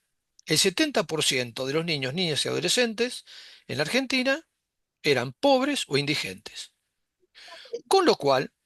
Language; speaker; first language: Spanish; native; Spanish